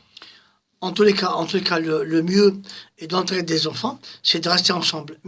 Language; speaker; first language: French; non-native, local second language; Arabic